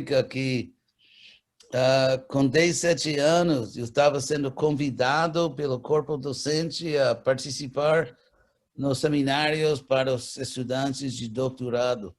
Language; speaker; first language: Portuguese; non-native, fluent; English